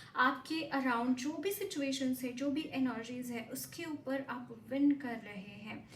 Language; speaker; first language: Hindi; non-native, local second language; Marathi